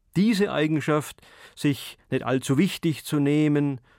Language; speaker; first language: German; native; German